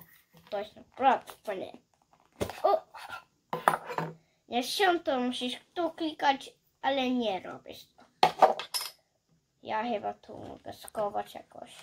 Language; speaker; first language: Polish; early bilingual, heritage; English